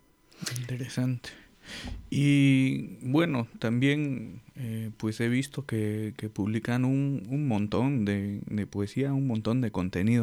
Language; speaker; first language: Spanish; non-native, fluent; English